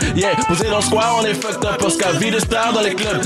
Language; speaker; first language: French; non-native, local second language; Baoulé